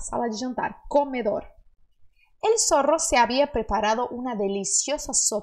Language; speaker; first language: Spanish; non-native, fluent; Portuguese